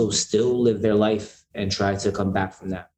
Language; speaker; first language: English; native; English